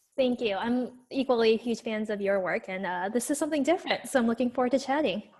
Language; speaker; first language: English; native; English